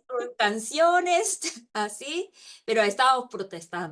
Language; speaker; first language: Spanish; non-native, local second language; Korean